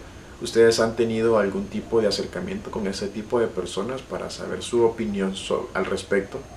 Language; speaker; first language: Spanish; native; Spanish